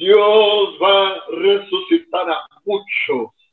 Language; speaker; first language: Spanish; non-native, fluent; Portuguese